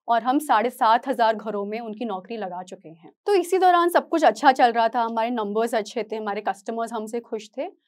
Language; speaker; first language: Hindi; native; Hindi